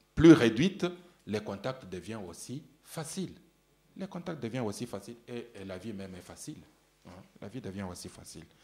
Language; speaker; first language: French; non-native, local second language; Luba-Lulua